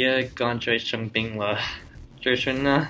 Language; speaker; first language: Chinese; non-native, learner; English